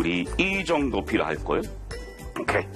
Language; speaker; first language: Korean; non-native, learner; English